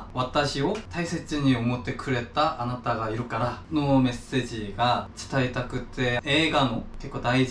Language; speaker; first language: Japanese; non-native, fluent; Korean